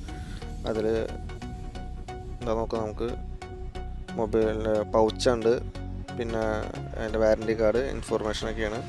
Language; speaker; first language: Malayalam; native; Malayalam